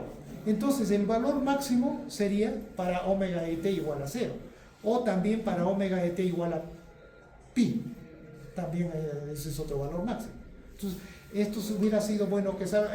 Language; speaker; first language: Spanish; native; Spanish